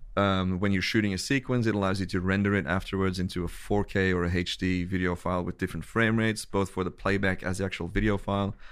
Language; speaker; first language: English; non-native, fluent; Dutch